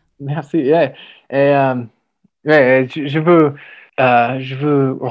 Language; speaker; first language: French; non-native, learner; English